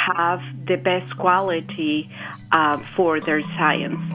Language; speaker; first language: English; non-native, fluent; Spanish